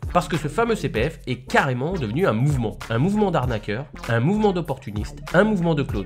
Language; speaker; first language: French; native; French